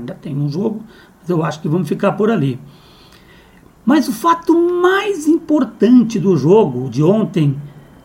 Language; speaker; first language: Portuguese; native; Portuguese